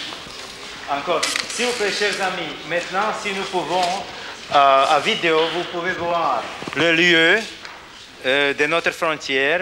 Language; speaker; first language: French; non-native, learner; Slovak